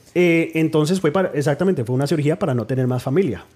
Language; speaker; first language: Spanish; early bilingual, heritage; Spanish